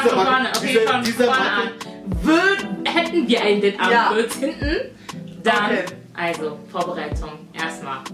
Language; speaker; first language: German; native; German